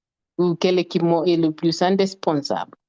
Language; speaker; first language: French; non-native, fluent; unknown